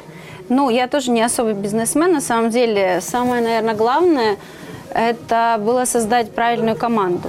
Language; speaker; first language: Russian; native; Russian